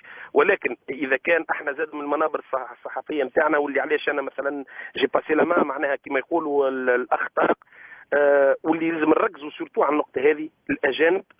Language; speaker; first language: Arabic; native; Arabic